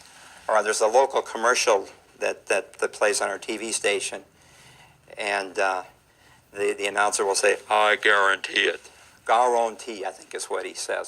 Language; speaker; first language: English; native; English